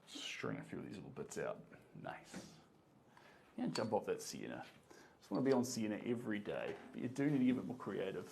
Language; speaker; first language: English; native; English